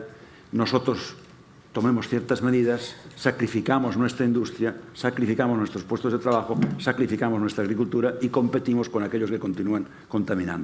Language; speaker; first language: Spanish; native; Spanish